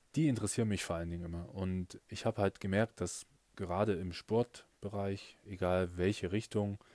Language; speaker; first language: German; native; German